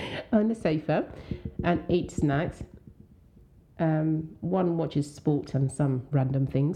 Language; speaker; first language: English; non-native, local second language; Swahili